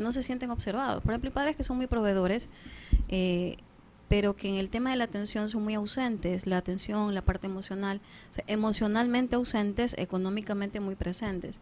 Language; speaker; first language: Spanish; native; Spanish